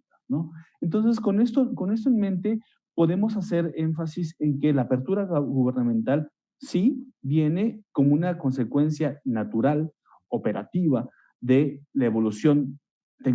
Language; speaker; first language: Spanish; native; Spanish